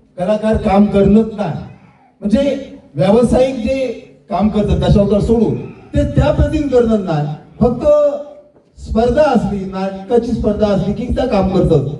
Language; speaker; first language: Marathi; native; Marathi